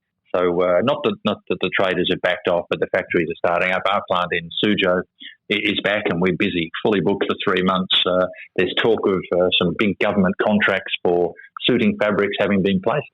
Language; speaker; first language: English; native; English